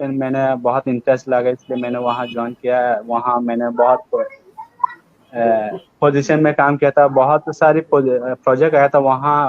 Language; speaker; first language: Hindi; non-native, learner; Rohingya